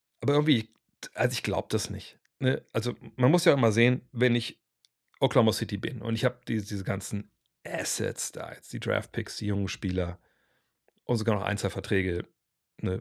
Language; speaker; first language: German; native; German